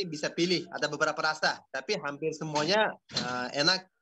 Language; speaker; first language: Indonesian; non-native, fluent; Uzbek